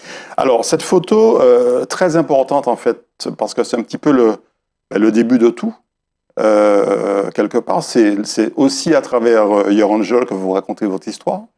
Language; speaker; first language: French; native; French